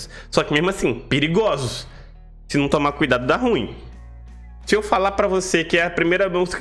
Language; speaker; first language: Portuguese; native; Portuguese